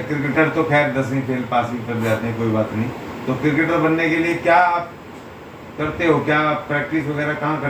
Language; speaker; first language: Hindi; native; Hindi